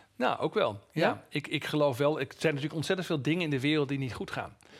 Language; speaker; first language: Dutch; native; Dutch